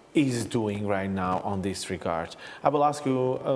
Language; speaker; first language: English; non-native, fluent; Albanian